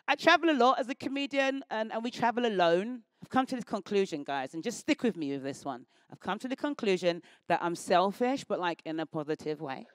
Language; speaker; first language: English; native; English